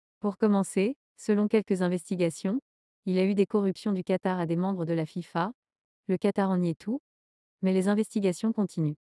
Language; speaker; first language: French; non-native, learner; Spanish